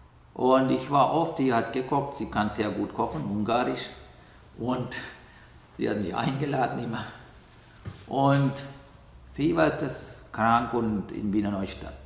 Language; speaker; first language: German; non-native, learner; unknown